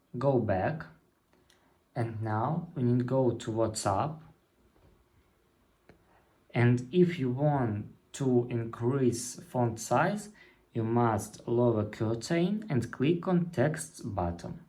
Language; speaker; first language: English; non-native, learner; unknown